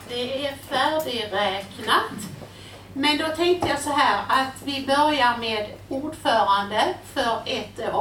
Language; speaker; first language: Swedish; native; Swedish